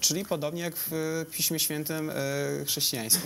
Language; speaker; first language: Polish; native; Polish